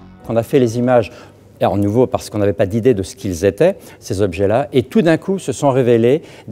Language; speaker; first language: French; native; French